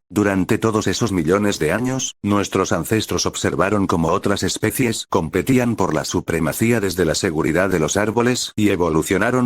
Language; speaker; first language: Spanish; native; Spanish